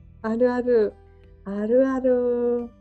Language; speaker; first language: Japanese; non-native, learner; Georgian